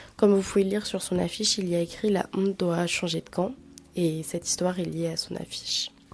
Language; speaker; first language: French; native; French